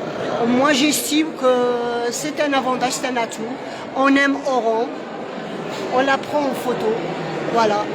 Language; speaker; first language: French; non-native, local second language; Arabic